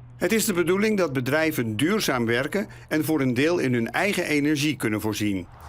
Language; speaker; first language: Dutch; native; Dutch